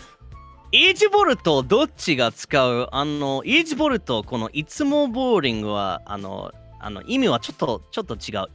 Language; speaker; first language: Japanese; non-native, fluent; English